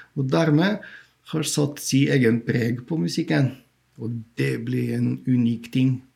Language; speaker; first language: Norwegian; non-native, fluent; Bulgarian